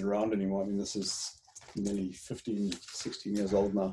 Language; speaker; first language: English; native; English